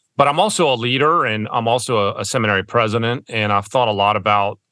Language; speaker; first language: English; early bilingual, other home language; German